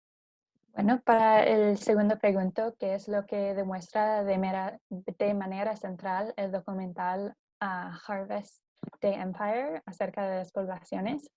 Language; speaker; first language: Spanish; non-native, learner; English